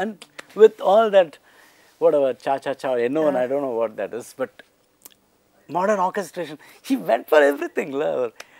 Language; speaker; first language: English; non-native, local second language; Tamil